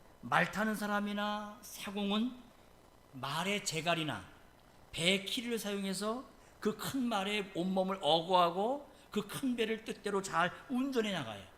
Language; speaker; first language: Korean; native; Korean